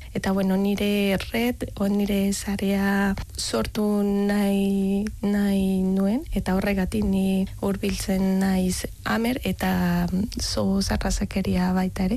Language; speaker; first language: Basque; non-native, learner; Spanish